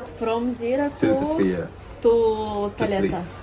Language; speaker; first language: English; non-native, learner; Russian